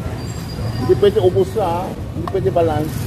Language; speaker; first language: Filipino; non-native, learner; Korean